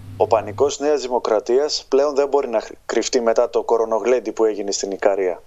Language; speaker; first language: Greek; native; Greek